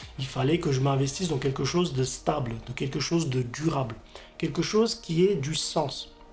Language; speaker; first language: French; non-native, fluent; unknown